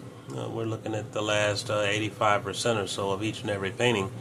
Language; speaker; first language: English; native; English